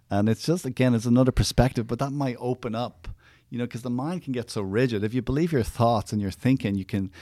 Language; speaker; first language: English; native; English